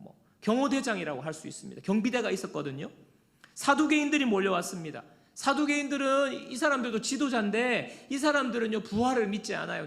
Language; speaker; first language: Korean; native; Korean